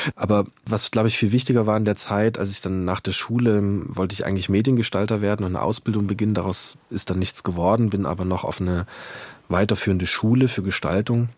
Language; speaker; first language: German; native; German